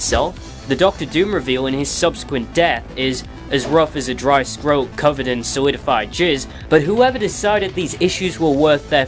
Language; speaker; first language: English; native; English